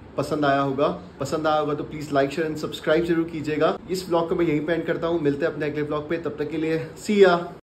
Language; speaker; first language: Hindi; native; Hindi